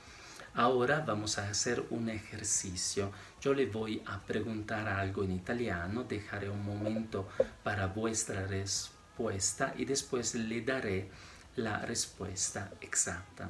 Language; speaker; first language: Spanish; non-native, fluent; Italian